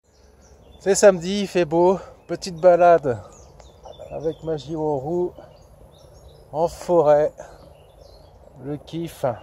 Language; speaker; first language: French; native; French